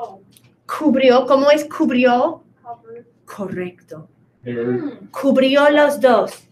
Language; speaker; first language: Spanish; non-native, fluent; English